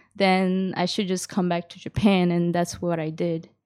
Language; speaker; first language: English; early bilingual, other home language; Japanese